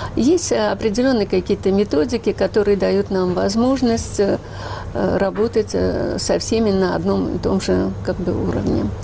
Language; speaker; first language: Russian; native; Russian